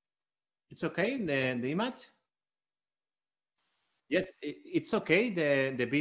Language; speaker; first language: English; non-native, learner; Spanish